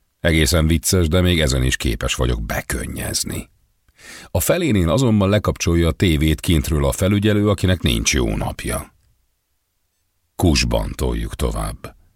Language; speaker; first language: Hungarian; native; Hungarian